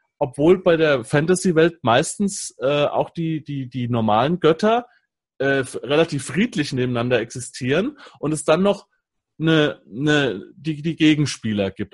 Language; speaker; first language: German; native; German